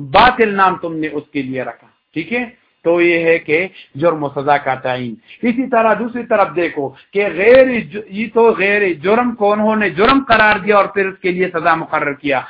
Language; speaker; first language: Urdu; non-native, local second language; Pashto